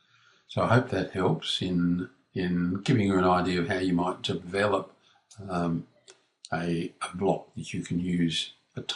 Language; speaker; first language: English; native; English